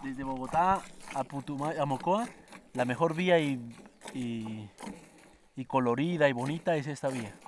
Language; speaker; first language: Spanish; native; Spanish